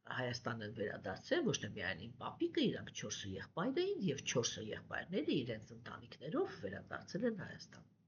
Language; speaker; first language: Armenian; native; Armenian